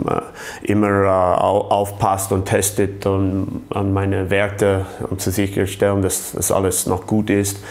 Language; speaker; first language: German; non-native, fluent; English